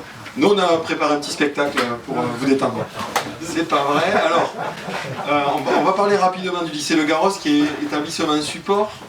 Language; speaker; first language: French; native; French